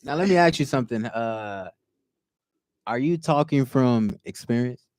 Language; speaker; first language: English; native; English